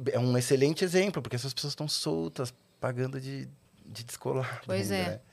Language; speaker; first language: Portuguese; native; Portuguese